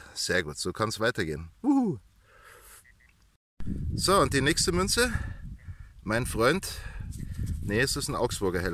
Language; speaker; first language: German; native; German